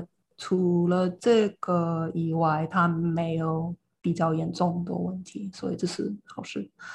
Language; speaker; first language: Chinese; non-native, fluent; English